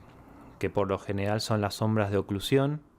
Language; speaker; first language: Spanish; native; Spanish